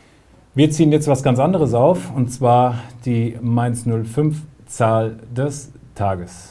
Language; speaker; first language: German; native; German